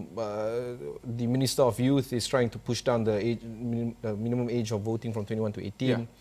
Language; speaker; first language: English; non-native, local second language; Malay